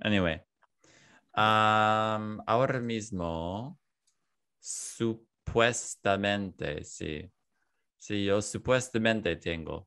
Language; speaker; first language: Spanish; non-native, learner; English